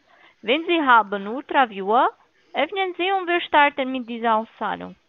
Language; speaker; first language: German; non-native, learner; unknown